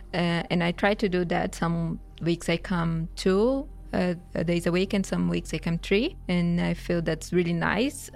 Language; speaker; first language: English; non-native, fluent; Portuguese